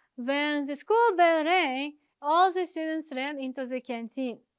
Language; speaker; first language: English; non-native, fluent; Uzbek